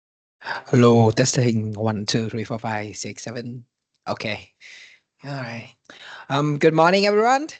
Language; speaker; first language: English; non-native, fluent; Vietnamese